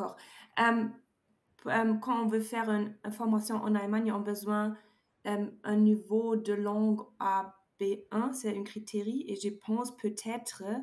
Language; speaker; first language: French; non-native, learner; German